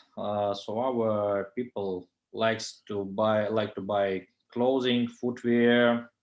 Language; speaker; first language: English; non-native, fluent; Russian